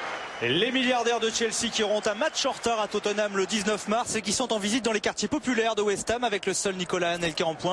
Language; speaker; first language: French; native; French